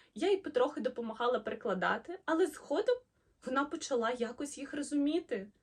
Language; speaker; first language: Ukrainian; non-native, local second language; Russian